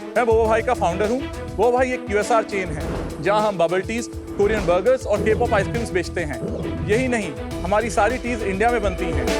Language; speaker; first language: Hindi; non-native, local second language; Punjabi